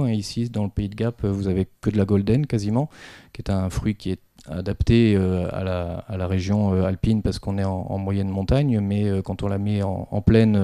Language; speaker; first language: French; native; French